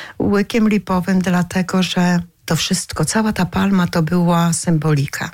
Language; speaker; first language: Polish; native; Polish